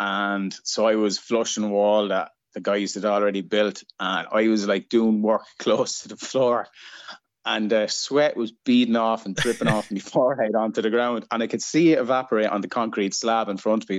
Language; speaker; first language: English; native; English